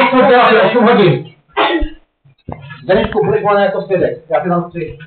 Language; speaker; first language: Czech; native; Czech